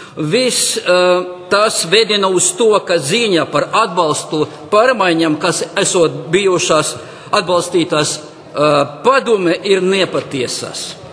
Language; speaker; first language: Latvian; non-native, local second language; Russian